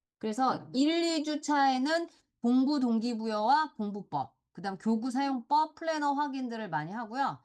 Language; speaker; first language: Korean; native; Korean